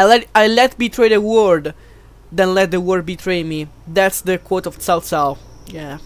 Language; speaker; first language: English; non-native, fluent; Italian